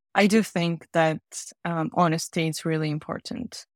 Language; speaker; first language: English; non-native, fluent; Georgian